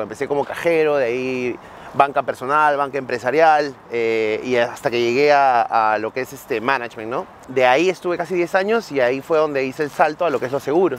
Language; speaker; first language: Spanish; native; Spanish